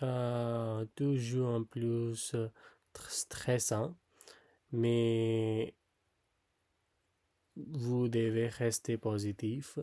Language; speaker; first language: French; non-native, learner; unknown